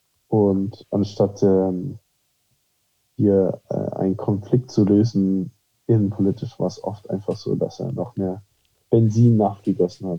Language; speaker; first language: German; early bilingual, heritage; German